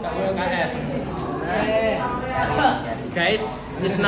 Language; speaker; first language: English; non-native, learner; Indonesian